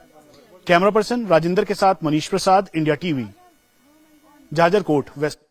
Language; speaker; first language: Hindi; native; Hindi